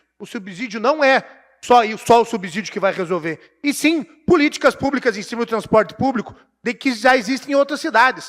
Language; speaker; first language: Portuguese; native; Portuguese